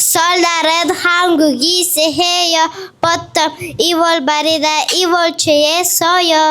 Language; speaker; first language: Korean; non-native, learner; Uzbek